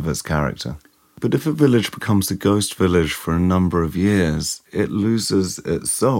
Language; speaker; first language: English; native; English